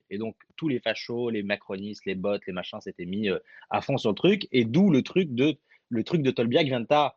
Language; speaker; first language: French; early bilingual, other home language; Arabic